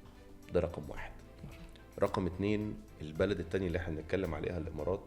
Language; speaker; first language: Arabic; native; Arabic